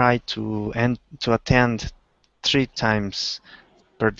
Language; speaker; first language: English; non-native, learner; Spanish